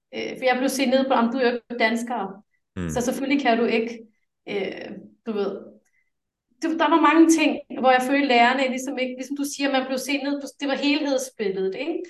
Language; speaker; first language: Danish; early bilingual, other home language; English